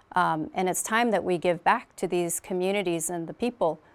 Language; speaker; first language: English; native; English